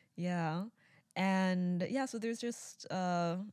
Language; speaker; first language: English; early bilingual, other home language; Chinese